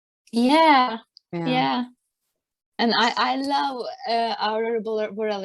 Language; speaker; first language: English; non-native, learner; Turkish